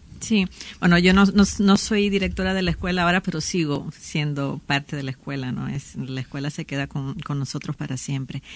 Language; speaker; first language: Spanish; native; Spanish